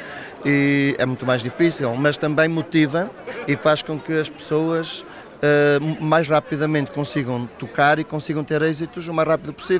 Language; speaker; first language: Portuguese; non-native, fluent; Spanish